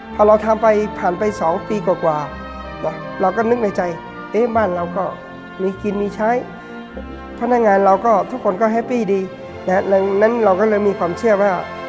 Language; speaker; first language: Thai; non-native, local second language; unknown